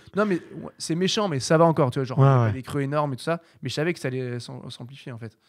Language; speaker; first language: French; native; French